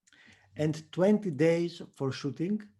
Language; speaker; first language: English; non-native, fluent; Greek